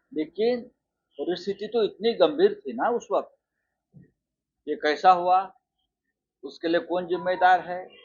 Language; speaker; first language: Hindi; non-native, local second language; Marathi